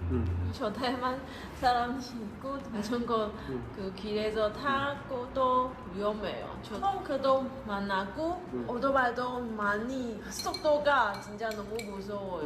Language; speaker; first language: Korean; non-native, learner; Chinese